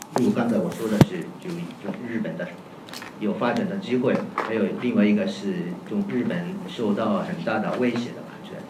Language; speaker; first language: Chinese; non-native, fluent; Japanese